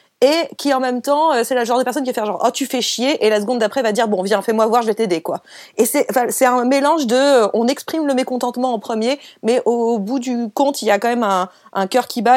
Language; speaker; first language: French; native; French